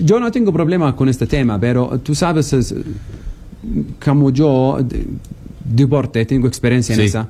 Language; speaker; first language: Spanish; non-native, learner; Arabic